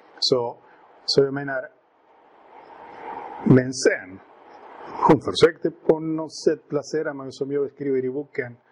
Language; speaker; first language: Swedish; non-native, fluent; Spanish